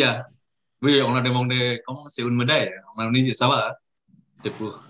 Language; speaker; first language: French; non-native, learner; Indonesian